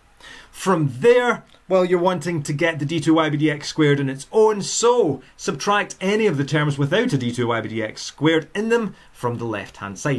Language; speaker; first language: English; native; English